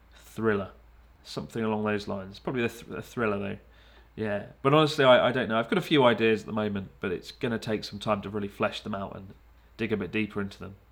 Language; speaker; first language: English; native; English